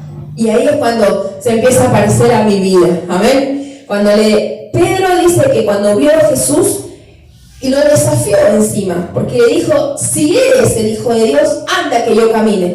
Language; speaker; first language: Spanish; native; Spanish